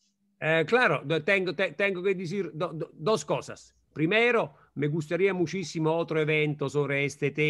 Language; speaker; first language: Spanish; non-native, fluent; Italian